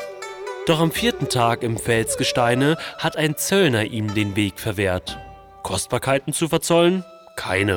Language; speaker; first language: German; native; German